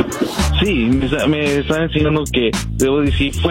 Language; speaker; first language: Spanish; non-native, learner; English